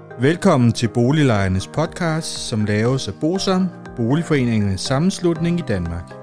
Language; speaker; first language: Danish; native; Danish